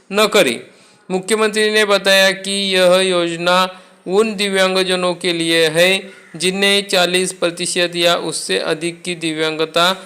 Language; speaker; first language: Hindi; non-native, local second language; Marathi